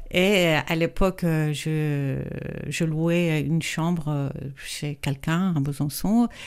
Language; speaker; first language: French; non-native, fluent; Persian